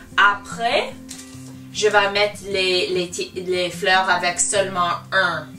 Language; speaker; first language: French; non-native, learner; English